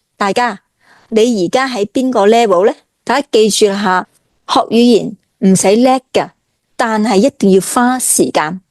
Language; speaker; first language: Cantonese; native; Cantonese